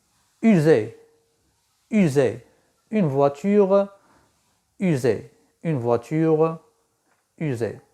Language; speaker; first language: French; non-native, local second language; Arabic